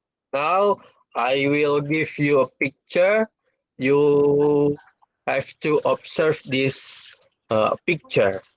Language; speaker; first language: English; non-native, fluent; Indonesian